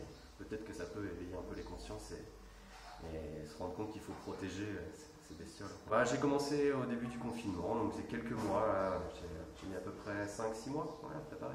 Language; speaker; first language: French; native; French